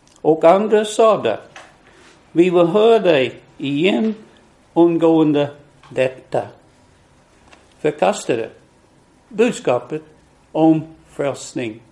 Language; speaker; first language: Swedish; non-native, fluent; English